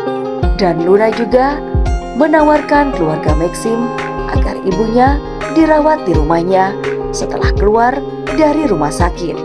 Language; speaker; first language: Indonesian; native; Indonesian